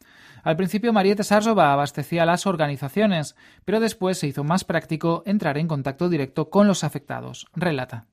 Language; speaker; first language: Spanish; non-native, learner; English